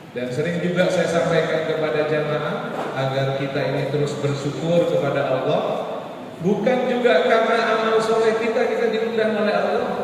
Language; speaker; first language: Indonesian; non-native, local second language; Madurese